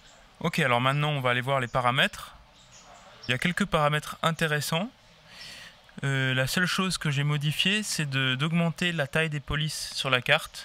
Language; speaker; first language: French; native; French